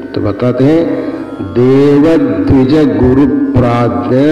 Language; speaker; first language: Hindi; non-native, local second language; Kannada